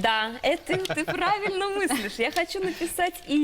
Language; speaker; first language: Russian; native; Russian